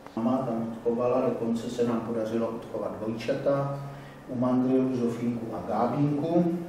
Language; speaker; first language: Czech; native; Czech